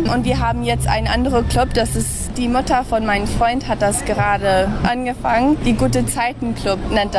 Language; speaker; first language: German; early bilingual, heritage; English